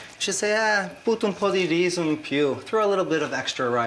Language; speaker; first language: Italian; early bilingual, heritage; English